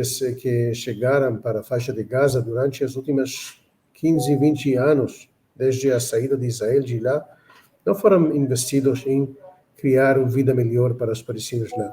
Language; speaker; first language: Portuguese; non-native, fluent; Hebrew